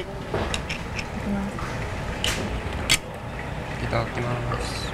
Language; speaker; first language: Japanese; non-native, learner; Korean